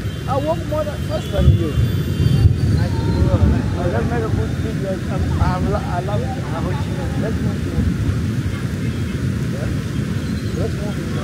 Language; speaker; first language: English; non-native, fluent; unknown